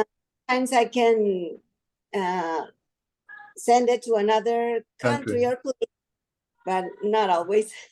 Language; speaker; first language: English; non-native, learner; Spanish